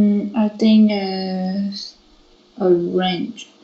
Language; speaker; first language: English; non-native, learner; Chinese